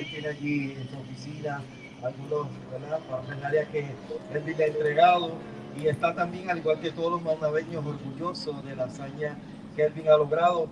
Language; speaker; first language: Spanish; native; Spanish